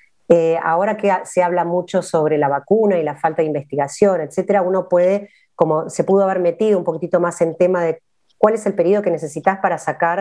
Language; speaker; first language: Spanish; native; Spanish